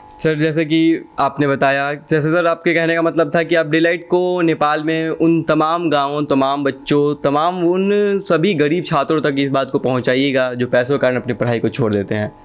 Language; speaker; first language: Hindi; native; Hindi